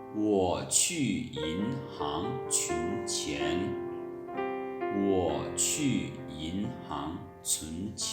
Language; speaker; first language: Chinese; non-native, fluent; Lao